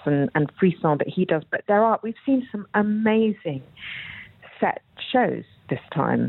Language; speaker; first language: English; native; English